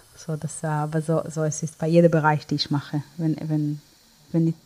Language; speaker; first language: German; non-native, fluent; Hebrew